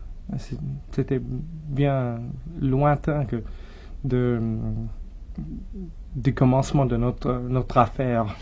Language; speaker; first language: French; non-native, fluent; English